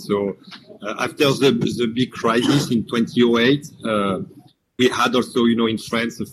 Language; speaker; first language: English; non-native, fluent; French